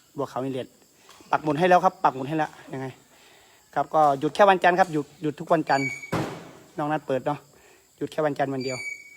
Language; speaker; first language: Thai; native; Thai